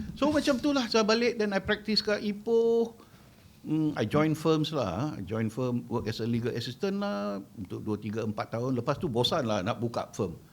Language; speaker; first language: Malay; non-native, local second language; Tamil